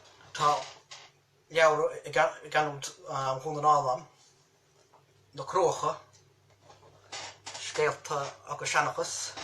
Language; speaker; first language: Irish; native; Irish